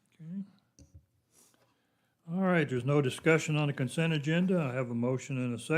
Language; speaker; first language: English; native; English